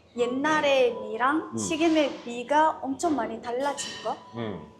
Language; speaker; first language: Korean; non-native, fluent; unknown